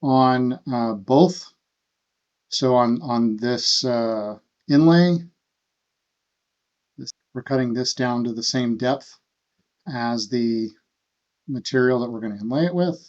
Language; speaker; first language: English; native; English